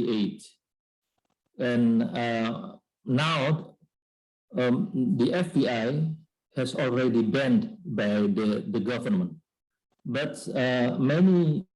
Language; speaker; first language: English; non-native, learner; Indonesian